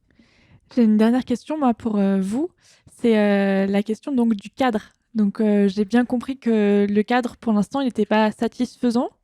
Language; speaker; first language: French; native; French